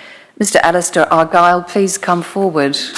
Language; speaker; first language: English; native; English